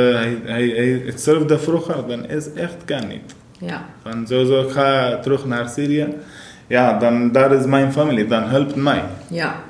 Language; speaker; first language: Dutch; non-native, fluent; Arabic